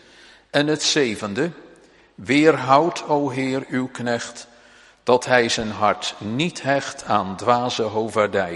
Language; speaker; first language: Dutch; native; Dutch